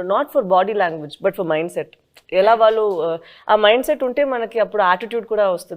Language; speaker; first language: Telugu; non-native, fluent; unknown